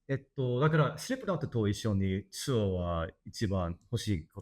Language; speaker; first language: Japanese; non-native, learner; English